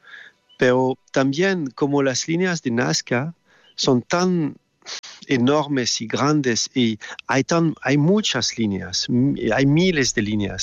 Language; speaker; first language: Spanish; non-native, fluent; French